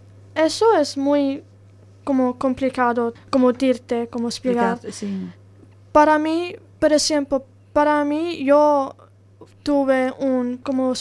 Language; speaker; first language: Spanish; non-native, learner; Italian